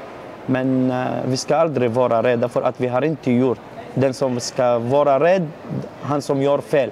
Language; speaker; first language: Swedish; non-native, learner; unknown